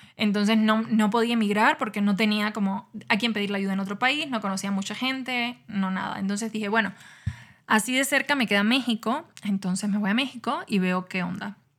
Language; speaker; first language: Spanish; native; Spanish